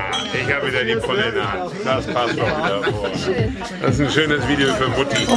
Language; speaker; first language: German; native; German